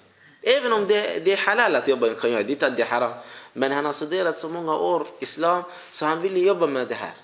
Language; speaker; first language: Swedish; non-native, fluent; Arabic